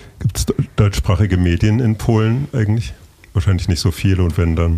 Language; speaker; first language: German; native; German